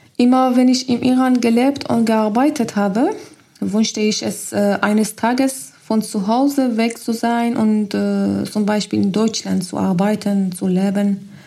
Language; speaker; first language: German; non-native, learner; Persian